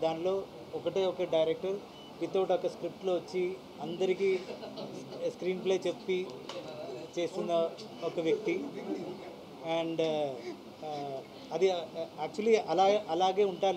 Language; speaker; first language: Telugu; non-native, fluent; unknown